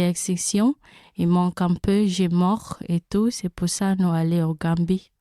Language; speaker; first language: French; non-native, learner; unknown